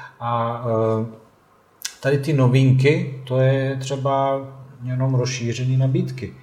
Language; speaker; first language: Czech; non-native, fluent; Bosnian